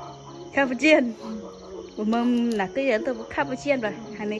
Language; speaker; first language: Chinese; non-native, learner; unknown